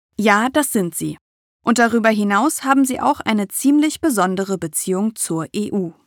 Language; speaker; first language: German; native; German